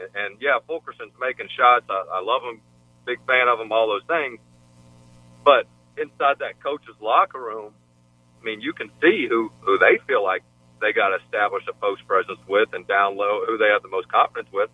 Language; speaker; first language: English; native; English